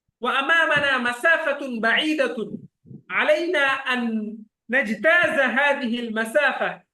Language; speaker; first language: Arabic; non-native, fluent; Bangla